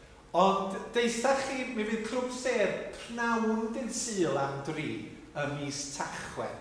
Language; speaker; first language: Welsh; native; Welsh